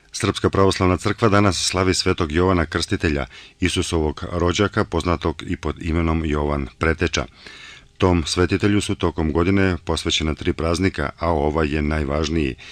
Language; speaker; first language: Bosnian; non-native, local second language; Bulgarian